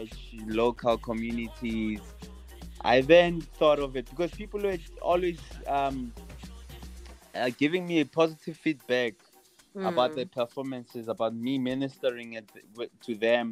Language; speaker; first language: English; non-native, local second language; Zulu